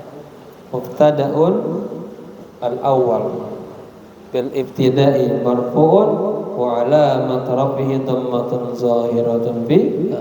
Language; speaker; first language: Arabic; non-native, fluent; Indonesian